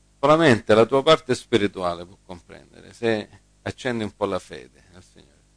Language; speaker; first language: Italian; early bilingual, heritage; English